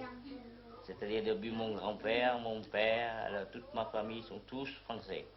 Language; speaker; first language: French; non-native, local second language; Vietnamese